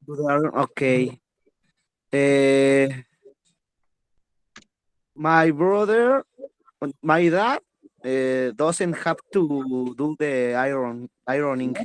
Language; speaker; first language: English; non-native, learner; Spanish